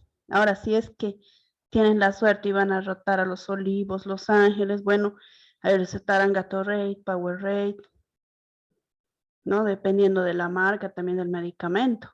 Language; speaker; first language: Spanish; native; Spanish